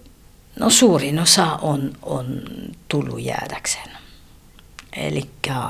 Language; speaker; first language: Finnish; non-native, fluent; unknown